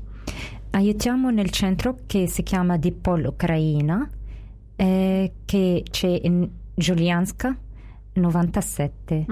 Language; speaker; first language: Italian; non-native, fluent; Arabic